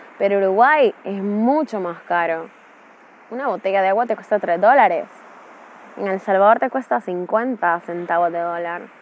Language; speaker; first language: Spanish; native; Spanish